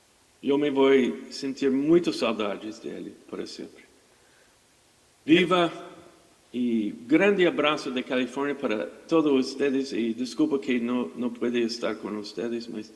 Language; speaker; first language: Portuguese; non-native, fluent; English